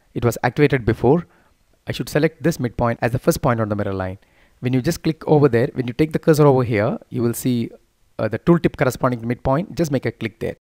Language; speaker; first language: English; non-native, local second language; Malayalam